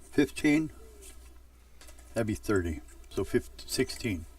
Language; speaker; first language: English; native; English